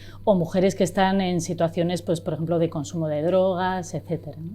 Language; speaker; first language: Spanish; native; Spanish